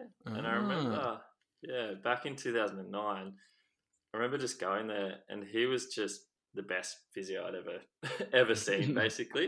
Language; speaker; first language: English; native; English